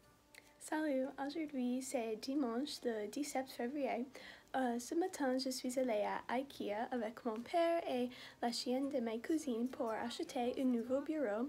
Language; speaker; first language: French; non-native, learner; English